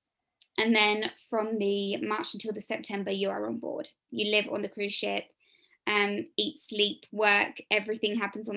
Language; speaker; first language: English; native; English